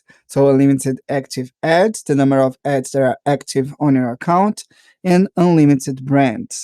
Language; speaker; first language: English; non-native, fluent; Portuguese